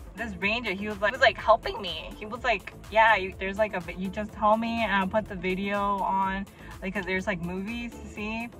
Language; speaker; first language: English; native; English